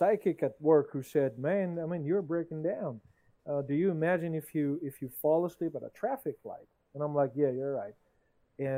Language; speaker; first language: English; non-native, fluent; French